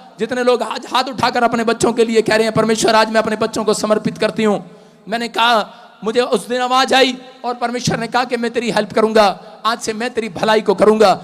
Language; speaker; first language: Hindi; non-native, local second language; Punjabi